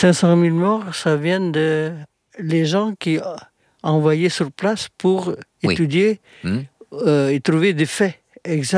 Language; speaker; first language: French; non-native, fluent; Indonesian